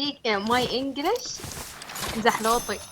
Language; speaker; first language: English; non-native, learner; Arabic